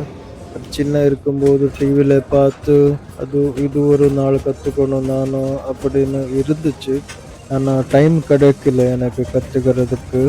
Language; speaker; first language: Tamil; non-native, learner; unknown